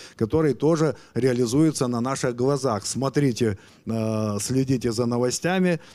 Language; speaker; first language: Russian; native; Russian